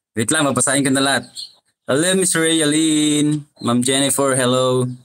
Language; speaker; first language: Filipino; non-native, local second language; Iloko